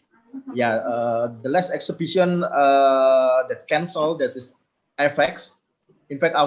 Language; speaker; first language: English; non-native, learner; Indonesian